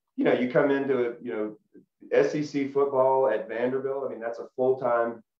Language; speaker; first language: English; native; English